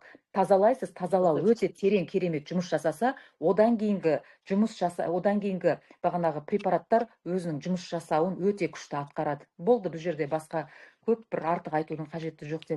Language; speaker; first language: Kazakh; native; Kazakh